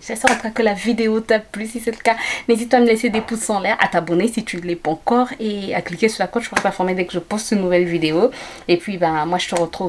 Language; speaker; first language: French; native; French